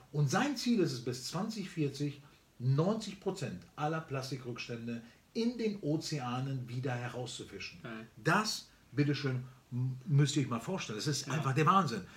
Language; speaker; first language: German; early bilingual, other home language; Spanish